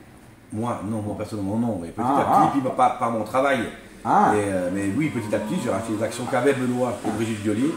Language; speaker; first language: French; native; French